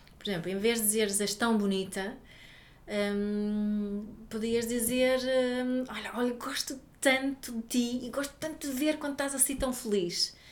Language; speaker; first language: Portuguese; non-native, fluent; Swedish